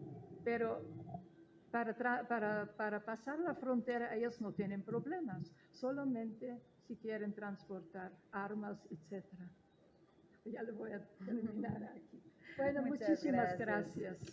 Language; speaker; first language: Spanish; non-native, fluent; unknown